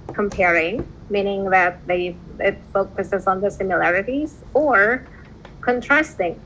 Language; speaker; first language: English; non-native, fluent; Indonesian